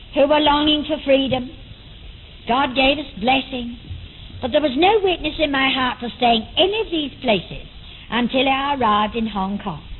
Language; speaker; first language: English; native; English